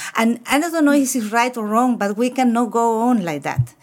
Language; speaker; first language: English; non-native, fluent; Spanish